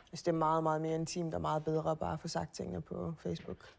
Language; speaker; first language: Danish; native; Danish